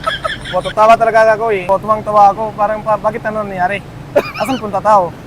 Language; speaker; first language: Filipino; non-native, learner; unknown